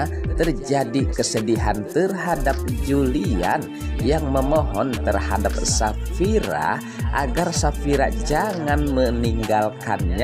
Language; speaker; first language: Indonesian; native; Indonesian